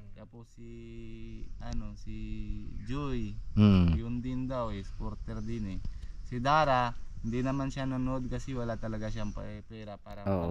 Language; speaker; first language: Filipino; non-native, fluent; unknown